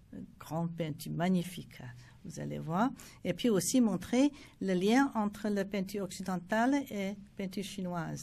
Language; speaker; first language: French; non-native, fluent; Chinese